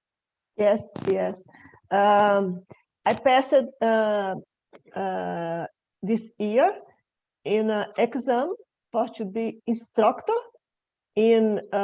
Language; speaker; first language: English; non-native, learner; Portuguese